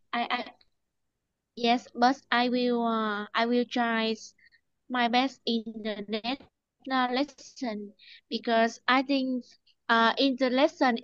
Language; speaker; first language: English; non-native, learner; Vietnamese